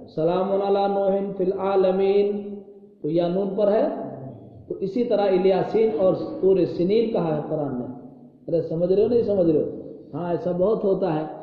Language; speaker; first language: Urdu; native; Urdu